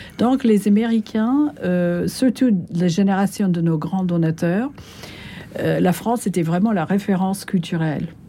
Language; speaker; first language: French; non-native, fluent; English